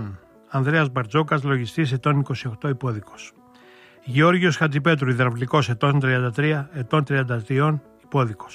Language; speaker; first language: Greek; native; Greek